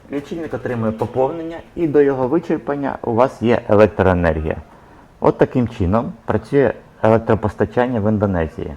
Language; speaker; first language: Ukrainian; native; Ukrainian